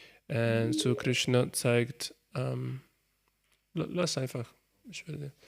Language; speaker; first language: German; non-native, learner; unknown